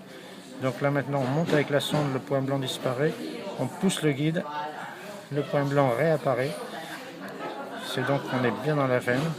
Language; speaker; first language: French; native; French